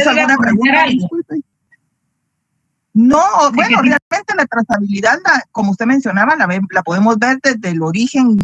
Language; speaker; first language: Spanish; native; Spanish